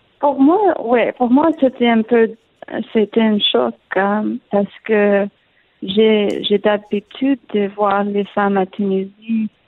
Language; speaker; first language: French; non-native, learner; Arabic